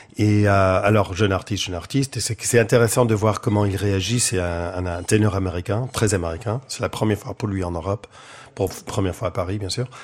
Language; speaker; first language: French; non-native, fluent; English